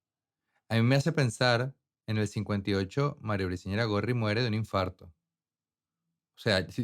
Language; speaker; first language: Spanish; native; Spanish